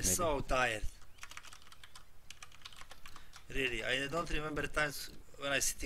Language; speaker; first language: English; non-native, learner; Polish